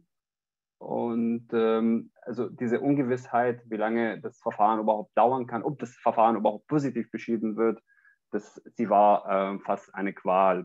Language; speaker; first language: German; non-native, fluent; Arabic